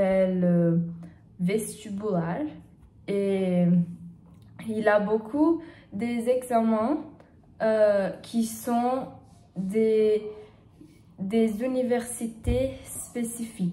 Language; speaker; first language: French; non-native, learner; Portuguese